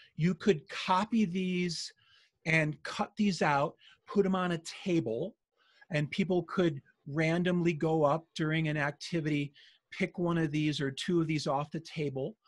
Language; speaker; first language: English; native; English